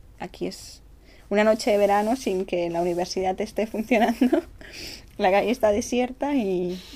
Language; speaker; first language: Spanish; native; Spanish